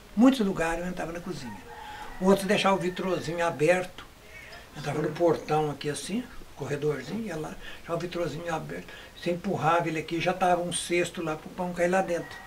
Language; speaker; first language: Portuguese; native; Portuguese